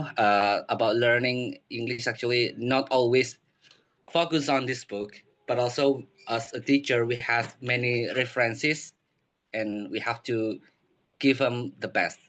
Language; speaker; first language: English; non-native, learner; Indonesian